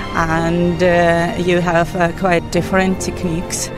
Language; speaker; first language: English; non-native, fluent; Belarusian